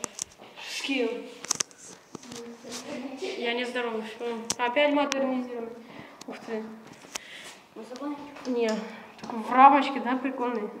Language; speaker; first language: Russian; native; Russian